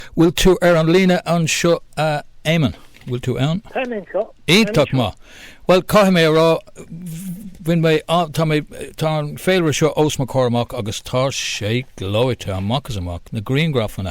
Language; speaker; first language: Irish; non-native, local second language; English